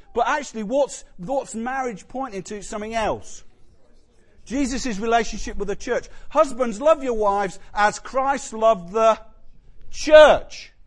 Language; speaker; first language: English; native; English